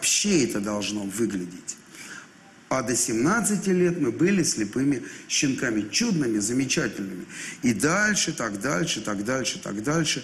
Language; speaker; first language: Russian; native; Russian